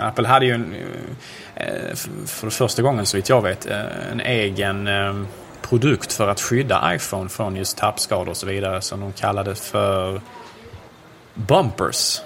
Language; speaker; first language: Swedish; native; Swedish